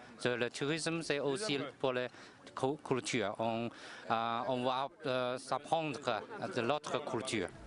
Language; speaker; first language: French; non-native, fluent; Chinese